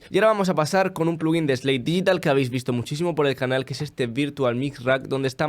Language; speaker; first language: Spanish; native; Spanish